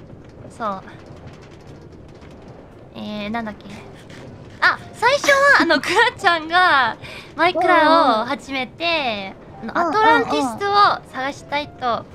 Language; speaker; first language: Japanese; non-native, learner; English